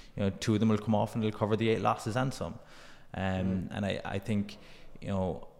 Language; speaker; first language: English; native; English